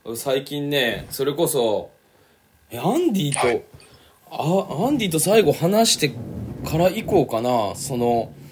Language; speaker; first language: Japanese; native; Japanese